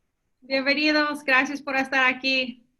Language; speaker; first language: Spanish; early bilingual, heritage; English